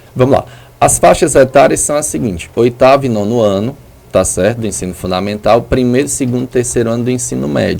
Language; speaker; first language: Portuguese; native; Portuguese